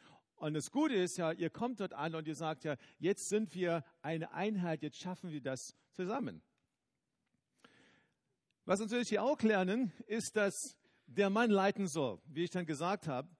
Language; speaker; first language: German; non-native, fluent; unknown